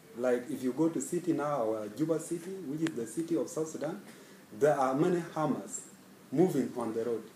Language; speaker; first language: English; non-native, fluent; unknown